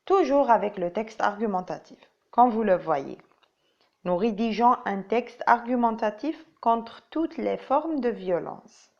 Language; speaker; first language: French; non-native, local second language; Arabic